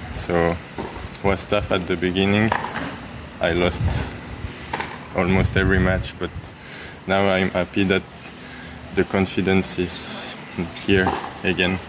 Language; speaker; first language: English; non-native, learner; French